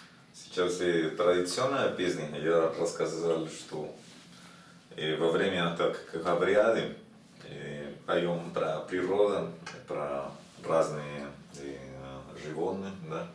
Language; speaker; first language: Russian; non-native, learner; Spanish